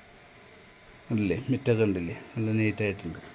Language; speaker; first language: Malayalam; native; Malayalam